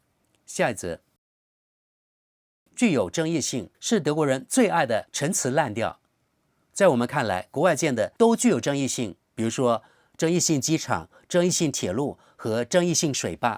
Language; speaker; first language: Chinese; native; Chinese